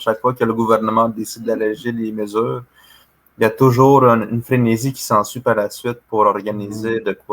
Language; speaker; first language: French; native; French